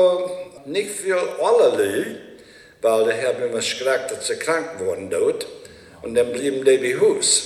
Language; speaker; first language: German; early bilingual, heritage; Low German